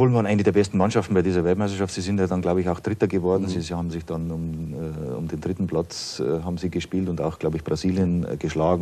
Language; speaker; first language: German; native; German